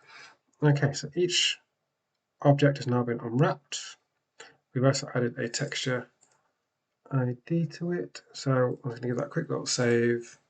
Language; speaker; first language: English; native; English